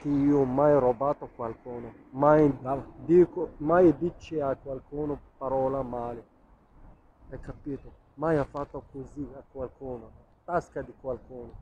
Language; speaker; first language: Italian; non-native, learner; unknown